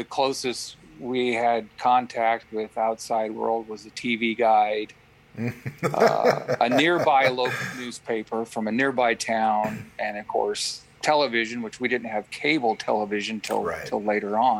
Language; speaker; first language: English; native; English